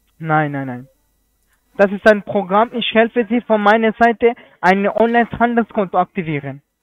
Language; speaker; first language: German; non-native, learner; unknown